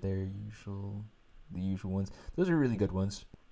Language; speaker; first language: English; native; English